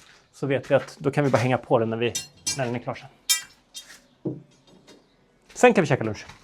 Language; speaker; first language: Swedish; native; Swedish